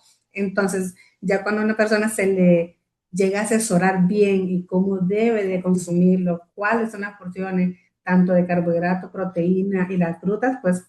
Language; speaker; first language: Spanish; native; Spanish